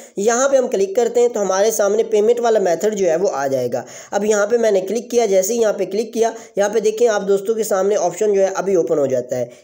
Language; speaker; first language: Urdu; non-native, local second language; Punjabi